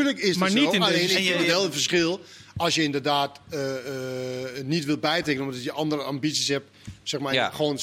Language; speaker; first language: Dutch; non-native, fluent; Danish